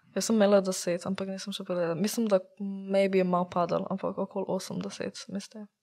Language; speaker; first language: Slovenian; early bilingual, heritage; English